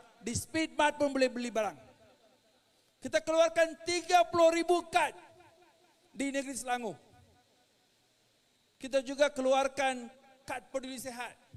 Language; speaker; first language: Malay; non-native, local second language; Tamil